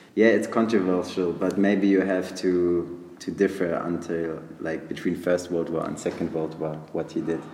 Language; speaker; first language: English; non-native, fluent; German